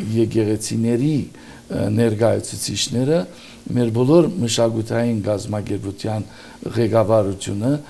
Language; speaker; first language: Armenian; early bilingual, heritage; Armenian